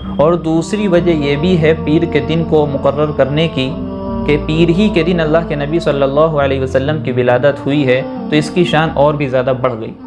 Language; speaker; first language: Urdu; native; Urdu